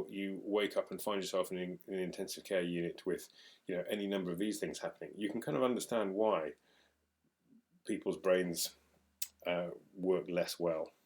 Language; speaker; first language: English; native; English